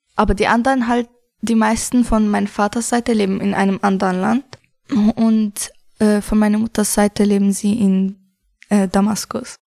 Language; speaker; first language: German; early bilingual, other home language; Arabic